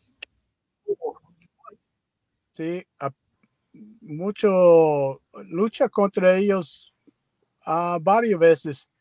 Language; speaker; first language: Spanish; non-native, learner; English